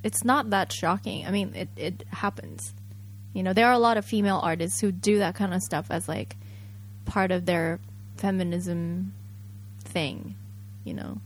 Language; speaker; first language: English; early bilingual, other home language; Japanese